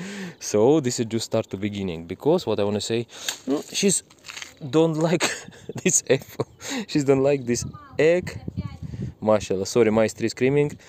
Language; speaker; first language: English; non-native, learner; Russian